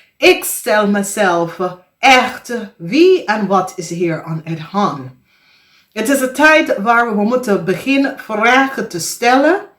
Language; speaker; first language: Dutch; non-native, fluent; English